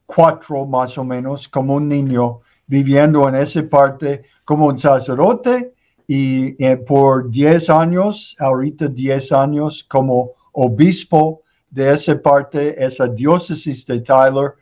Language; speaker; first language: Spanish; non-native, learner; English